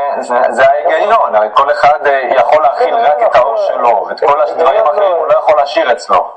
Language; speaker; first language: Hebrew; native; Hebrew